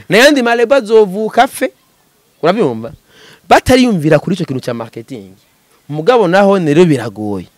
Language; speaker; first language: Rundi; native; Rundi